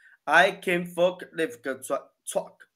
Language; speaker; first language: English; non-native, learner; Chinese